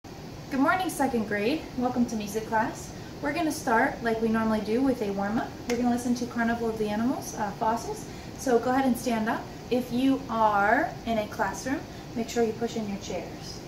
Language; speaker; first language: English; native; English